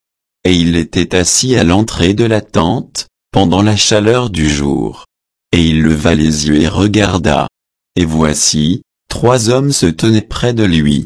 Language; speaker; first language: French; native; French